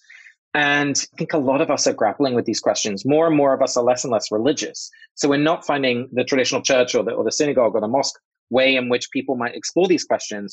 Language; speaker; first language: English; native; English